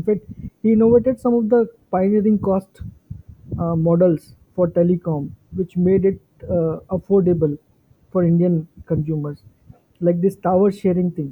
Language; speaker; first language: English; non-native, local second language; Hindi